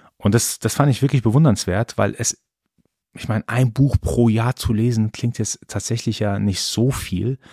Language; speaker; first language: German; early bilingual, other home language; Persian